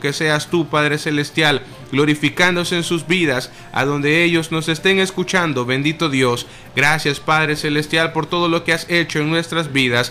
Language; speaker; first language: Spanish; native; Spanish